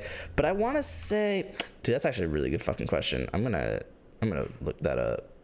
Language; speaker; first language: English; native; English